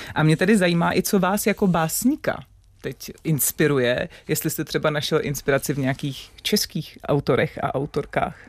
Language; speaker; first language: Czech; native; Czech